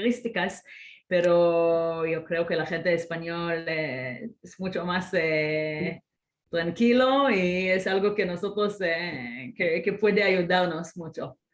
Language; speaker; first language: Spanish; non-native, fluent; Hebrew